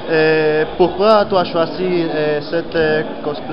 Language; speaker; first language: French; non-native, learner; Basque